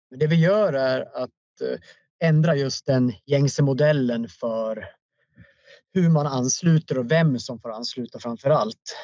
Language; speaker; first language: Swedish; native; Swedish